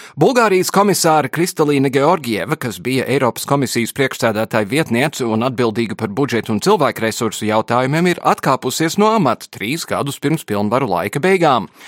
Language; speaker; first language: Latvian; early bilingual, heritage; Latvian